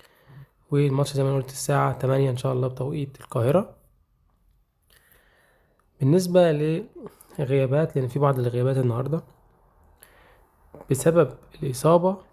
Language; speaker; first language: Arabic; native; Arabic